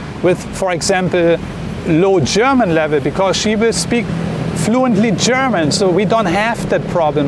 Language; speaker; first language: English; non-native, fluent; German